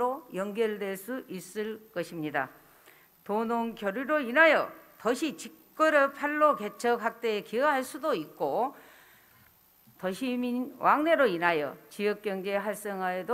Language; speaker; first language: Korean; native; Korean